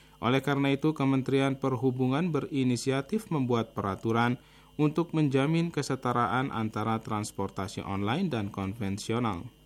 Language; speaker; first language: Indonesian; native; Indonesian